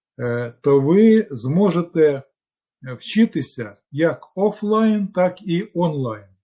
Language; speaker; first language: Ukrainian; non-native, local second language; Russian